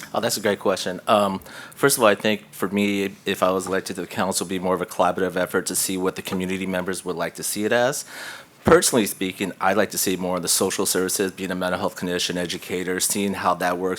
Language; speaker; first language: English; native; English